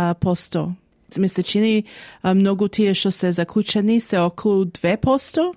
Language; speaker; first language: Macedonian; early bilingual, heritage; Macedonian